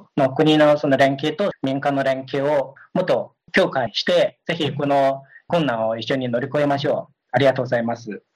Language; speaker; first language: Japanese; non-native, fluent; Chinese